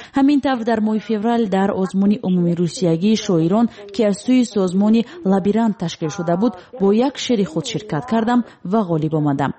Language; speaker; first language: Tajik; early bilingual, heritage; Tajik